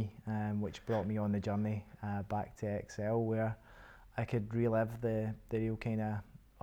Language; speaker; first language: English; native; English